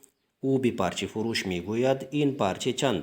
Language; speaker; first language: Persian; non-native, fluent; Urdu